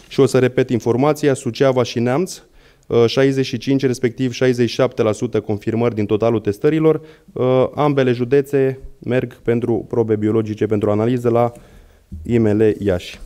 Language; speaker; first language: Romanian; native; Romanian